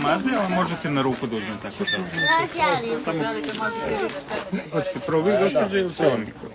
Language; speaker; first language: Bosnian; native; Bosnian